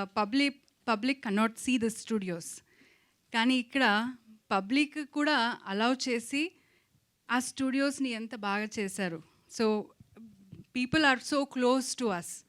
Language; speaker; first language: Telugu; non-native, local second language; Kannada